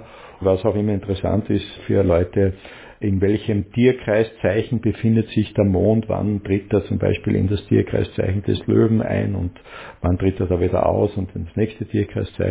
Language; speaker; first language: German; native; German